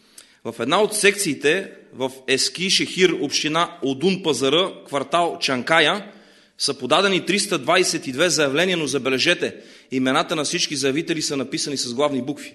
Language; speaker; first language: Bulgarian; native; Bulgarian